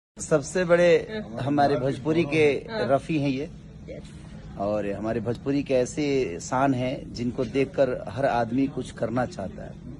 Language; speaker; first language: Hindi; non-native, local second language; Bhojpuri